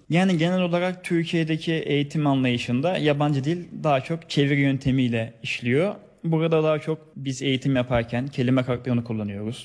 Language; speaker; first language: Turkish; native; Turkish